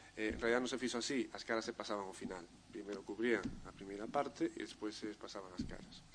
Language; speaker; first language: Galician; non-native, local second language; Spanish